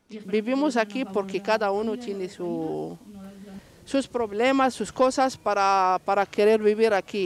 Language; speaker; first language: Spanish; non-native, learner; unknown